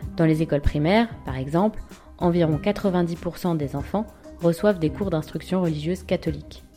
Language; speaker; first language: French; native; French